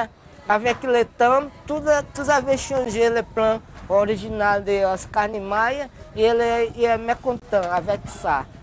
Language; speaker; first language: French; non-native, learner; Portuguese